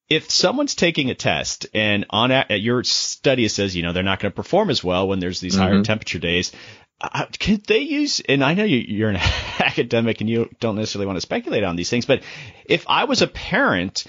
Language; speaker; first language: English; native; English